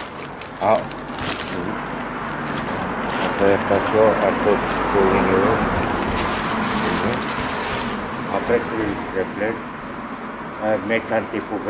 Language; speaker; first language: French; non-native, learner; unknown